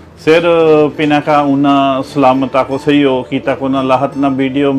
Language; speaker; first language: Filipino; non-native, learner; Punjabi